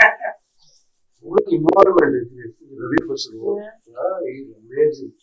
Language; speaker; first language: Tamil; non-native, learner; Kannada